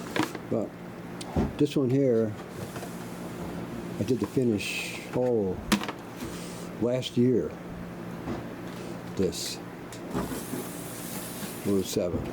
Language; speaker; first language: English; native; English